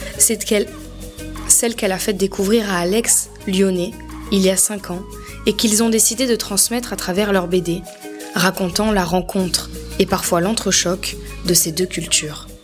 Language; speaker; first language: French; native; French